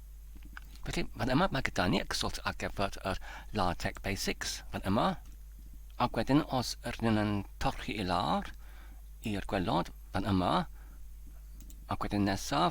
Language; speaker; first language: Welsh; non-native, fluent; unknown